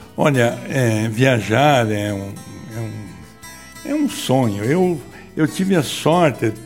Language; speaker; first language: Portuguese; non-native, local second language; Italian